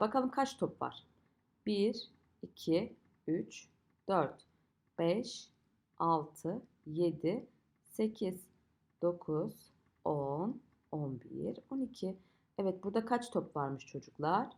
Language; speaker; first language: Turkish; native; Turkish